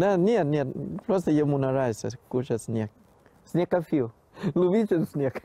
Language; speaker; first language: Russian; non-native, fluent; Thai